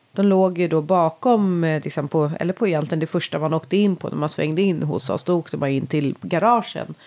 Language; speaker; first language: Swedish; native; Swedish